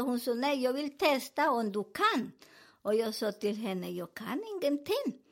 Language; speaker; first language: Swedish; non-native, learner; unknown